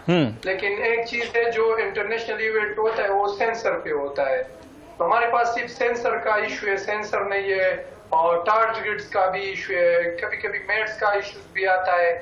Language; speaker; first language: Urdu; non-native, local second language; Pashto